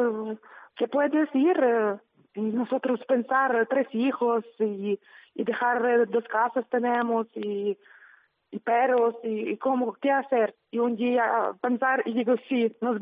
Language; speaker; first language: Spanish; non-native, learner; Ukrainian